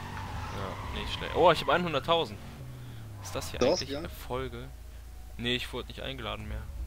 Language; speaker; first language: German; native; German